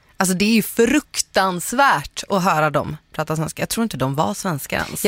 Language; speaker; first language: Swedish; native; Swedish